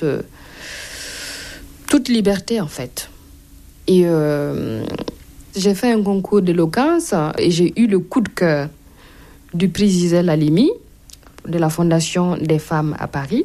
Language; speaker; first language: French; non-native, local second language; Mossi